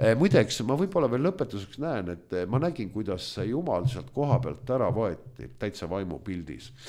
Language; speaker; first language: Estonian; non-native, local second language; Russian